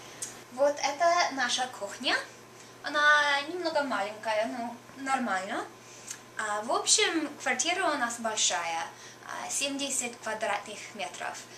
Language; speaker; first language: Russian; non-native, fluent; English